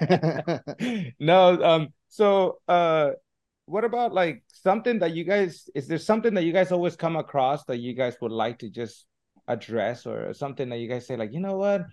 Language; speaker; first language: English; early bilingual, other home language; Spanish